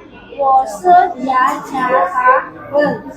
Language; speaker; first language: Chinese; non-native, learner; Indonesian